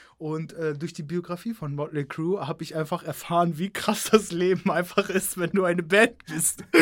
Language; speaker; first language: German; early bilingual, other home language; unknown